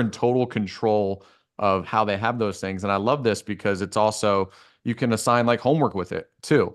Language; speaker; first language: English; native; English